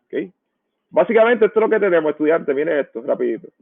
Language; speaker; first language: Spanish; native; Spanish